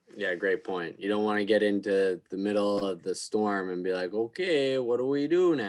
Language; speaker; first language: English; native; English